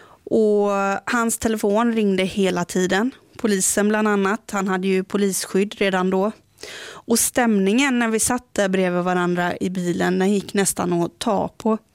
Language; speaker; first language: Swedish; native; Swedish